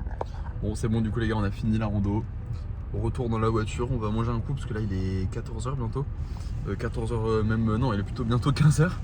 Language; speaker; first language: French; native; French